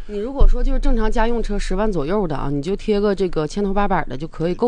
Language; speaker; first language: Chinese; native; Chinese